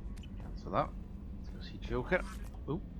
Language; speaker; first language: English; native; English